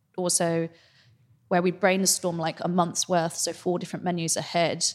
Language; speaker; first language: English; native; English